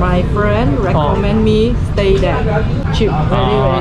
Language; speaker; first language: English; non-native, learner; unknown